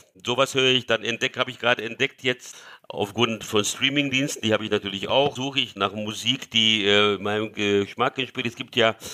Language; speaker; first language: German; early bilingual, other home language; Hungarian